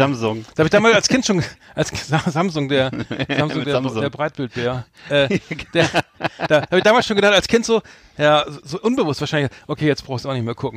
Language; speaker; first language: German; native; German